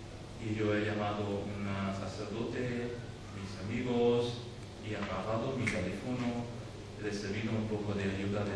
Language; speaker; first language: Spanish; non-native, learner; Urdu